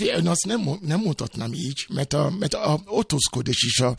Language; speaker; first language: Hungarian; non-native, fluent; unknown